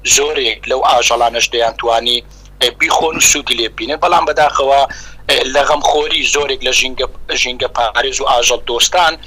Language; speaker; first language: Central Kurdish; native; Central Kurdish